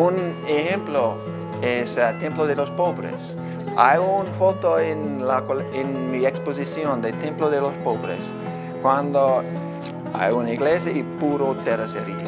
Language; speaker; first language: Spanish; non-native, learner; English